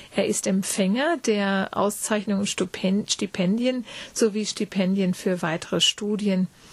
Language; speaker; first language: German; native; German